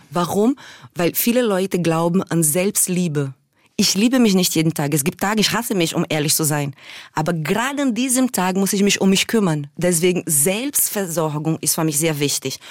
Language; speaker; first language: German; non-native, fluent; Portuguese